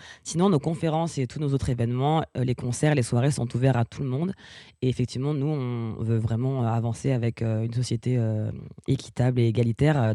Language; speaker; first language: French; native; French